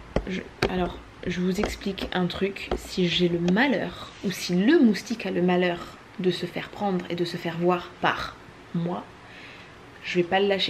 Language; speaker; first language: French; native; French